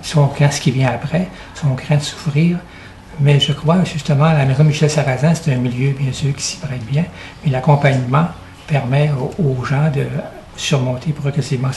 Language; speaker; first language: French; native; French